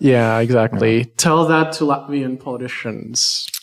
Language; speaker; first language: English; non-native, fluent; Latvian